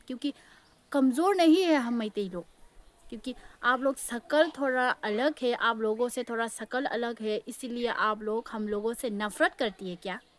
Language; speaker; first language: Hindi; non-native, local second language; Manipuri